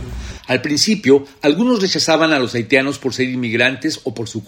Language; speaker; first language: Spanish; native; Spanish